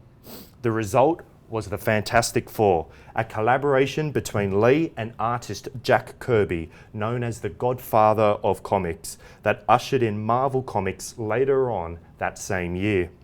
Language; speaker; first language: English; native; English